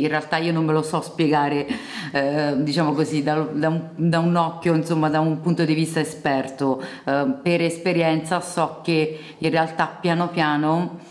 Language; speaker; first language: Italian; early bilingual, other home language; Serbian